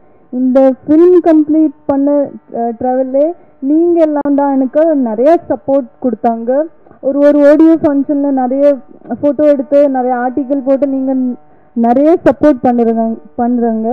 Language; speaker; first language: Tamil; non-native, learner; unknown